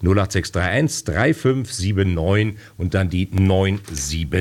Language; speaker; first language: German; native; German